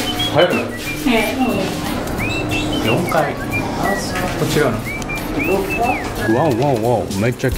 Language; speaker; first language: Japanese; native; Japanese